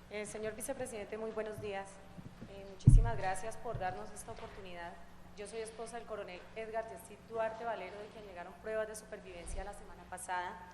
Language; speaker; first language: Spanish; native; Spanish